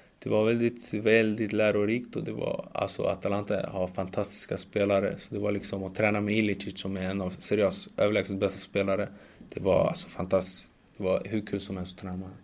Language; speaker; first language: Swedish; early bilingual, other home language; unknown